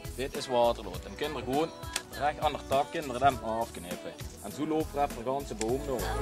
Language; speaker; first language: Dutch; native; Dutch